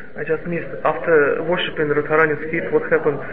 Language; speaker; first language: English; non-native, fluent; Russian